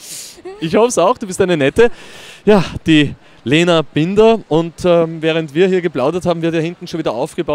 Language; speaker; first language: German; native; German